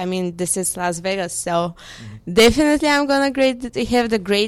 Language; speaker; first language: English; non-native, fluent; Bulgarian